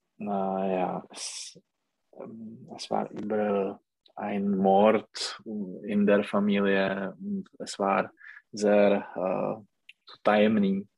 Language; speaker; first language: German; non-native, learner; Czech